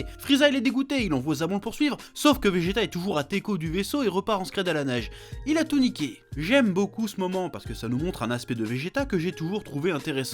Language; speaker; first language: French; native; French